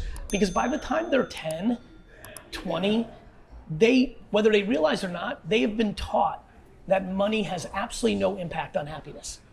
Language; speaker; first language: English; early bilingual, other home language; Russian